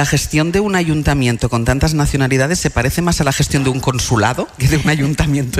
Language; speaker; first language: Spanish; native; Spanish